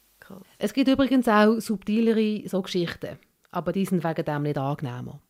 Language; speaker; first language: German; early bilingual, other home language; Malayalam